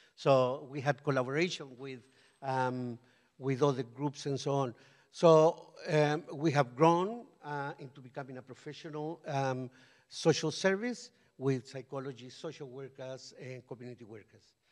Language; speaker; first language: English; non-native, fluent; Spanish